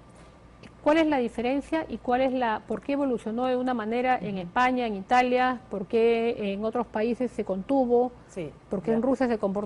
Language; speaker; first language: Spanish; native; Spanish